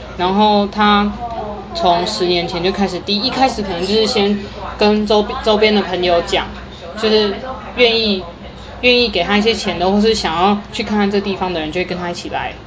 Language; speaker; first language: Chinese; native; Chinese